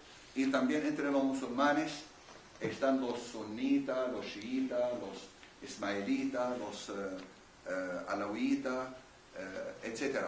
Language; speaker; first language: Spanish; non-native, fluent; Arabic